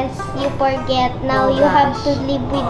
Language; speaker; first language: English; non-native, local second language; Filipino